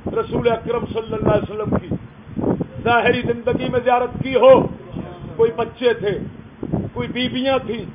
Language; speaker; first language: Urdu; non-native, local second language; Punjabi